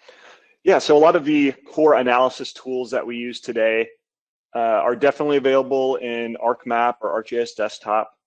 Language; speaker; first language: English; native; English